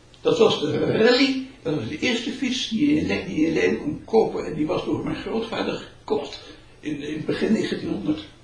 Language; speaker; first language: Dutch; early bilingual, other home language; Malay